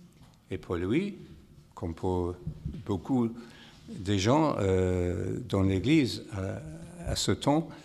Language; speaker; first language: French; non-native, fluent; English